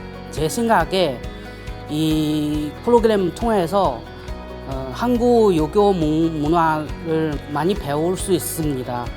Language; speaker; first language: Korean; non-native, learner; Chinese